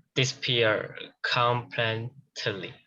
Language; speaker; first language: English; non-native, learner; Chinese